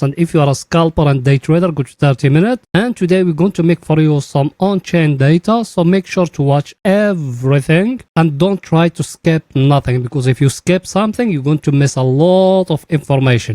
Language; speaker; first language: English; non-native, fluent; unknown